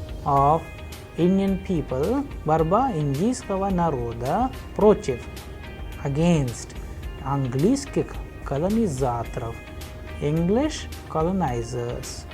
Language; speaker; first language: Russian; non-native, fluent; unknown